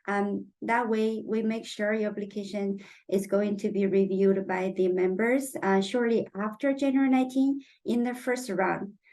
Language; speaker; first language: English; non-native, fluent; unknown